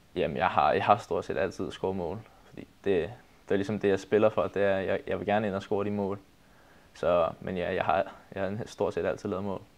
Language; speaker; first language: Danish; native; Danish